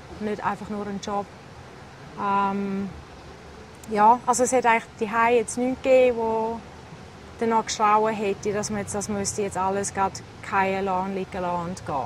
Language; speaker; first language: German; native; German